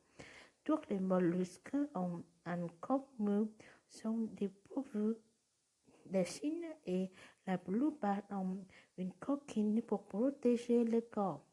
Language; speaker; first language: French; non-native, learner; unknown